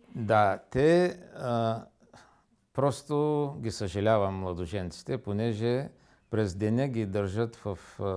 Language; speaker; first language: Bulgarian; native; Bulgarian